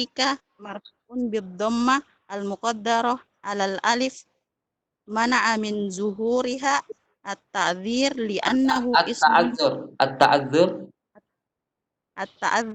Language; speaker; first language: Arabic; non-native, learner; Indonesian